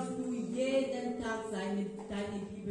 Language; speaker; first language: German; non-native, fluent; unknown